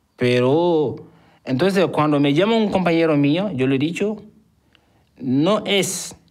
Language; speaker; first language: Spanish; non-native, fluent; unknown